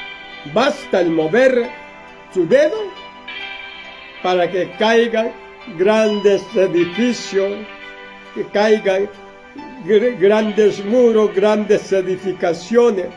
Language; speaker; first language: Spanish; native; Spanish